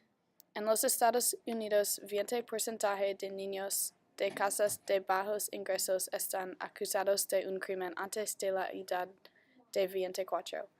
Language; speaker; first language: Spanish; non-native, learner; English